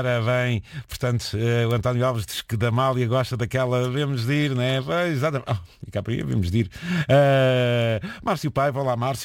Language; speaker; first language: Portuguese; native; Portuguese